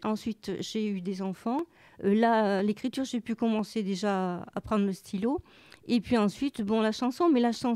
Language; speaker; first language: French; native; French